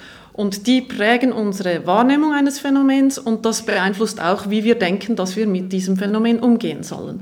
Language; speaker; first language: German; native; German